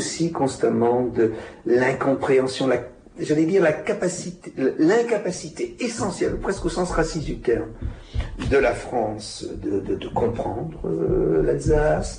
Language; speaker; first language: French; native; French